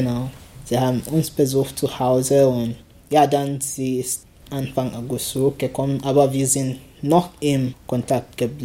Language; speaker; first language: German; non-native, learner; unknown